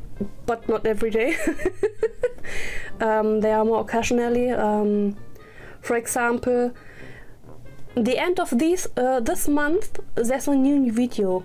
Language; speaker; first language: English; non-native, learner; German